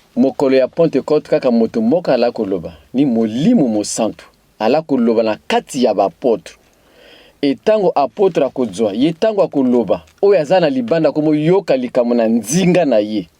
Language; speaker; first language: Lingala; non-native, local second language; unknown